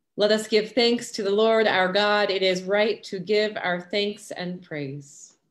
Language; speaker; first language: English; native; English